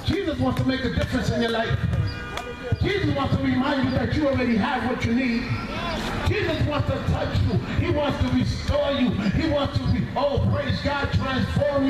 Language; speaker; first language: English; early bilingual, other home language; Spanish